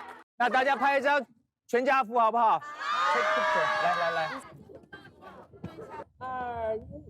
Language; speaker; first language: Chinese; non-native, fluent; Thai